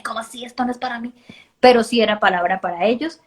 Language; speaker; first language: Spanish; native; Spanish